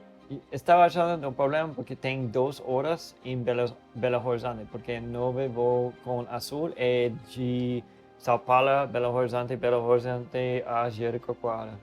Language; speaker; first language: Portuguese; non-native, learner; English